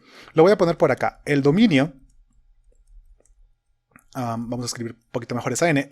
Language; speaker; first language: Spanish; native; Spanish